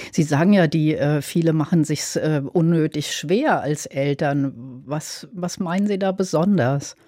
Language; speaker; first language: German; native; German